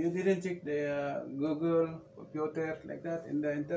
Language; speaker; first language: English; non-native, local second language; Cebuano